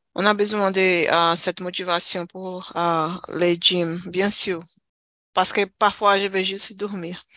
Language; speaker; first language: French; non-native, learner; Portuguese